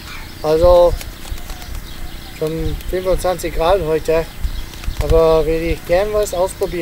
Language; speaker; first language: German; non-native, learner; Italian